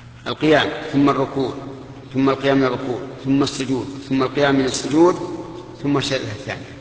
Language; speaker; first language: Arabic; native; Arabic